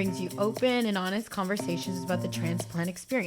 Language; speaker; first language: English; native; English